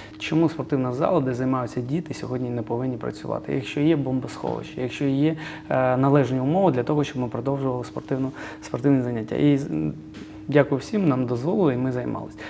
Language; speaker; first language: Ukrainian; early bilingual, other home language; Georgian